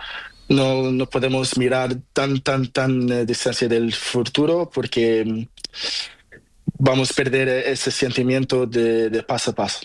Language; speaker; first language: Spanish; non-native, learner; Portuguese